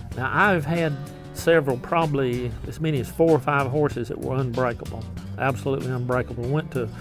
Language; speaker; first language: English; native; English